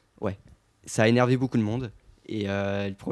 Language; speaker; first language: French; native; French